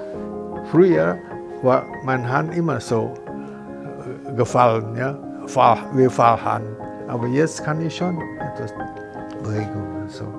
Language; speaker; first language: German; non-native, fluent; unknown